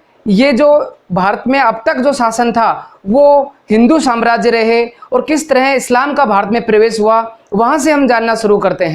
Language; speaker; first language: Hindi; native; Hindi